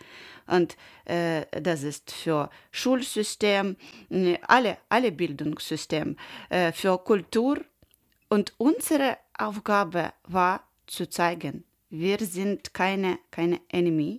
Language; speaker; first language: German; non-native, learner; Ukrainian